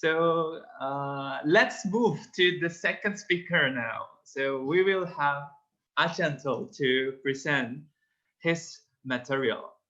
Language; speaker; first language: English; non-native, fluent; Indonesian